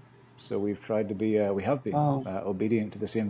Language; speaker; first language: English; native; English